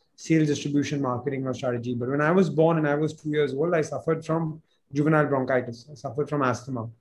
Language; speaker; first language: English; non-native, local second language; Hindi